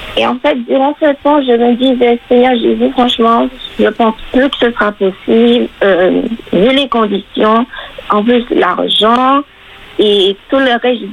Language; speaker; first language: French; native; French